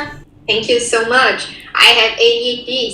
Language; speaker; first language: English; non-native, learner; Portuguese